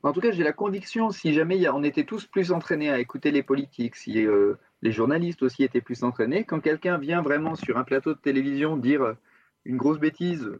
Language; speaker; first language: French; native; French